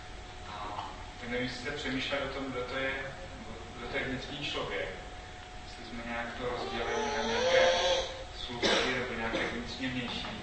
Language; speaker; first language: Czech; non-native, fluent; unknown